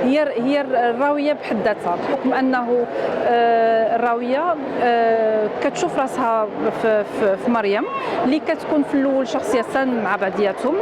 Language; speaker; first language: Arabic; native; Arabic